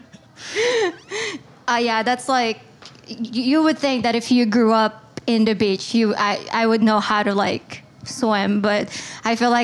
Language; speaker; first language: English; non-native, local second language; Filipino